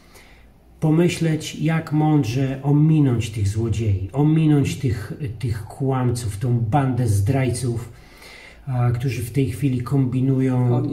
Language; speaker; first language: Polish; native; Polish